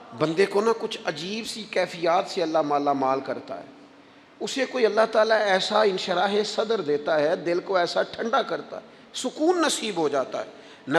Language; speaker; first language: Urdu; non-native, local second language; Punjabi